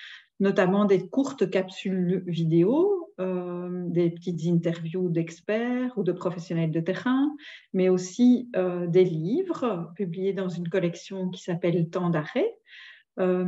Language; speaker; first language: French; native; French